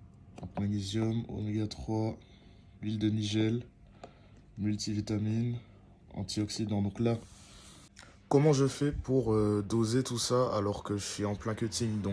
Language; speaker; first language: French; native; French